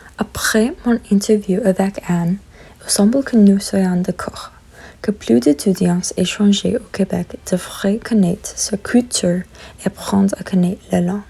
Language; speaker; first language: French; non-native, local second language; English